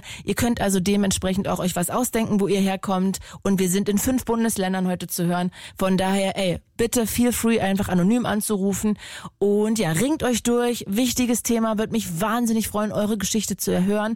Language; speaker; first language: German; native; German